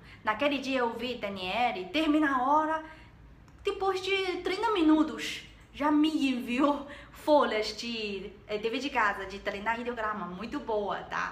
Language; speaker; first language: Portuguese; non-native, learner; Chinese